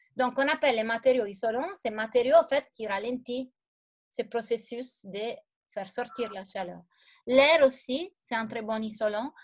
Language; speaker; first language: French; non-native, fluent; Italian